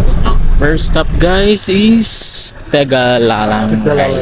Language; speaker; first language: English; non-native, local second language; Filipino